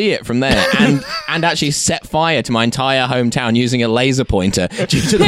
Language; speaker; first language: English; native; English